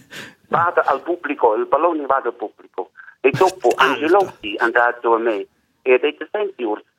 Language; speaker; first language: Italian; non-native, learner; German